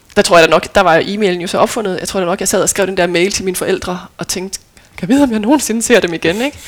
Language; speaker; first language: Danish; native; Danish